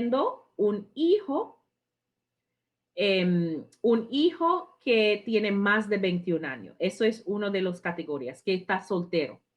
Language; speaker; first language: Spanish; non-native, fluent; English